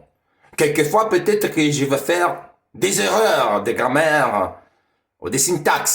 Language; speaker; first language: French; non-native, fluent; Italian